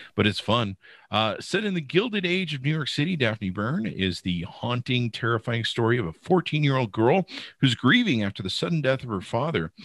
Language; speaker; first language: English; native; English